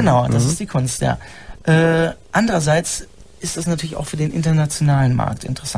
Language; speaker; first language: German; native; German